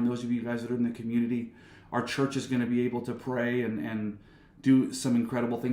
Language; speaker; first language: English; native; English